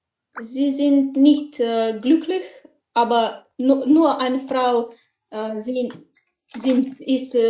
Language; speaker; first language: German; non-native, learner; Macedonian